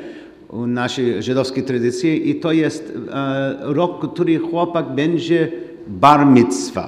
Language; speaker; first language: Polish; non-native, learner; English